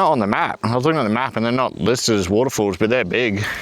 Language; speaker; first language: English; native; English